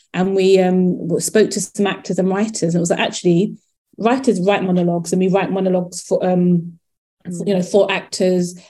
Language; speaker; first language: English; native; English